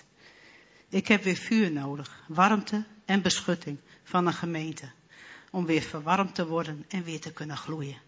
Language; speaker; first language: Dutch; native; Dutch